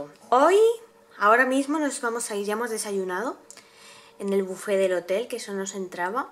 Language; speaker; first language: Spanish; native; Spanish